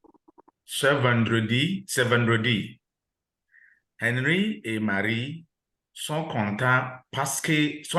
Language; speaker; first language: French; non-native, learner; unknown